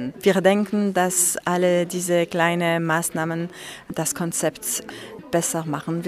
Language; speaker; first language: German; non-native, local second language; French